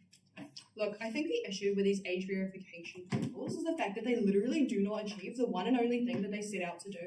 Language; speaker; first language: English; native; English